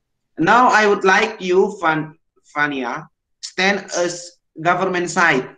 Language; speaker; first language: English; non-native, learner; Indonesian